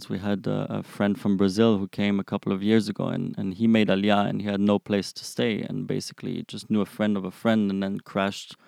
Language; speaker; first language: English; non-native, fluent; German